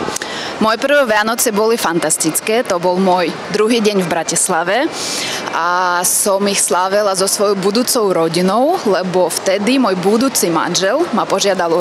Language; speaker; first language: Slovak; non-native, fluent; Russian